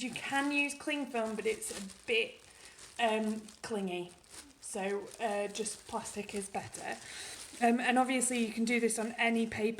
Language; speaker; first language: English; native; English